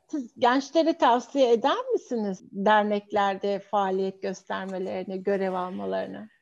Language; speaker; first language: Turkish; native; Turkish